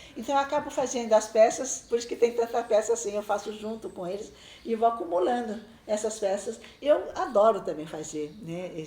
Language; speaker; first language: Portuguese; early bilingual, other home language; Chinese